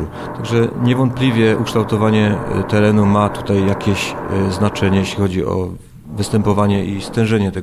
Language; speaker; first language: Polish; native; Polish